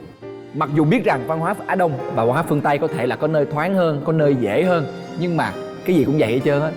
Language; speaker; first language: Vietnamese; native; Vietnamese